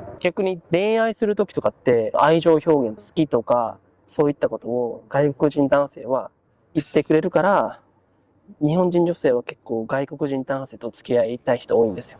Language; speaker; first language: Japanese; native; Japanese